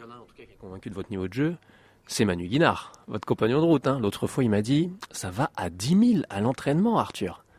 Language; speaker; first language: French; native; French